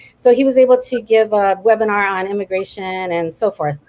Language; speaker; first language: English; native; English